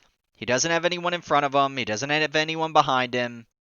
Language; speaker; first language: English; native; English